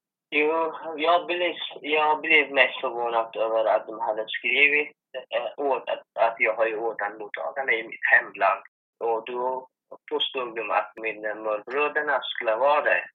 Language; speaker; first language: Swedish; non-native, fluent; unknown